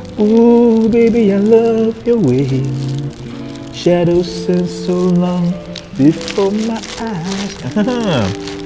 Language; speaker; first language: English; non-native, local second language; Malay